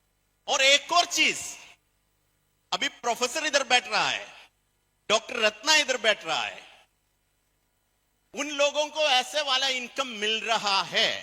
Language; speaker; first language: Hindi; non-native, learner; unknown